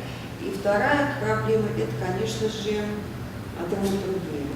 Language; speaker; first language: Russian; native; Russian